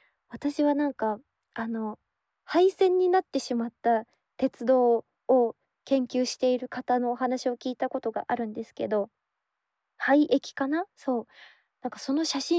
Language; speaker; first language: Japanese; native; Japanese